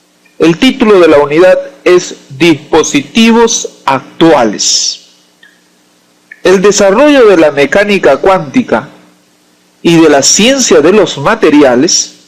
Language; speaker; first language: Spanish; native; Spanish